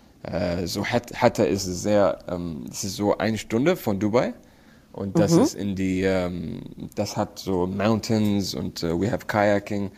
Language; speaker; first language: German; non-native, learner; Arabic